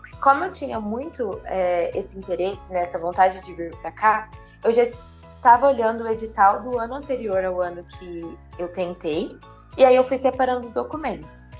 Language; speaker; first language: Portuguese; native; Portuguese